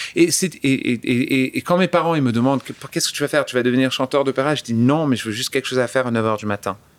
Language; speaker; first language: French; early bilingual, other home language; English